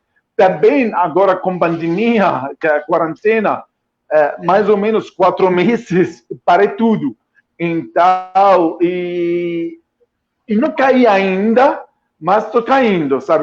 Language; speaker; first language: Portuguese; non-native, fluent; Arabic